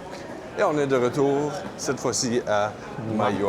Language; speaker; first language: French; native; French